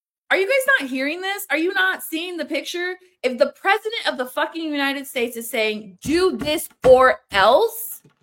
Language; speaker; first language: English; early bilingual, other home language; Spanish